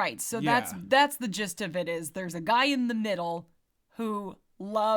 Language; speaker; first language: English; native; English